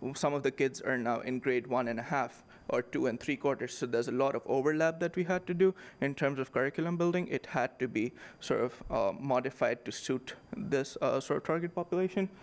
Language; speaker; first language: English; non-native, local second language; Urdu